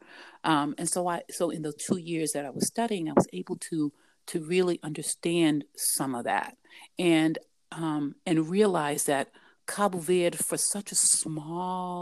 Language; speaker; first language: English; native; English